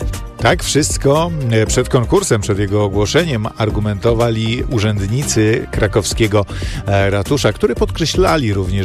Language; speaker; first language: Polish; native; Polish